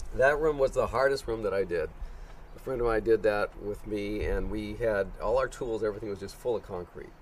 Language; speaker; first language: English; native; English